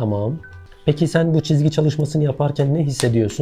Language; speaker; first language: Turkish; native; Turkish